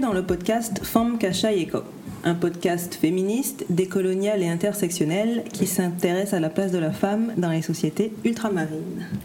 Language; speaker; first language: French; native; French